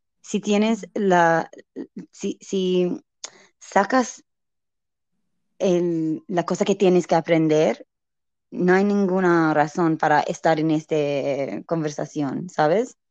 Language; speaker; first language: Spanish; non-native, learner; English